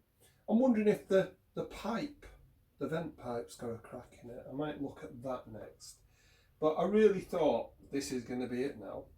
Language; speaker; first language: English; native; English